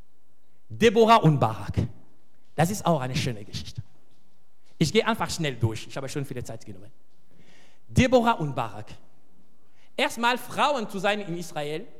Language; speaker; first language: German; non-native, fluent; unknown